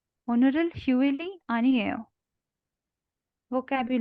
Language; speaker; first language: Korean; non-native, learner; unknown